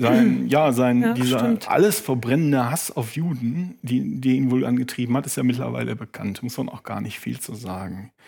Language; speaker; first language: German; native; German